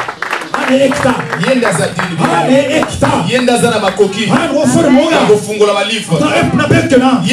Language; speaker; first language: Swedish; non-native, fluent; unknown